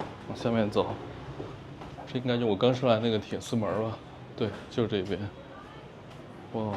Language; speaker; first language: Chinese; native; Chinese